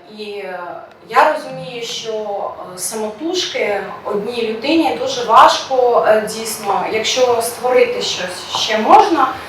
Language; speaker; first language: Ukrainian; native; Ukrainian